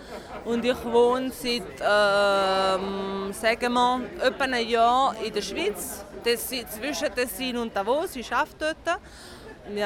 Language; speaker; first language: German; early bilingual, heritage; Italian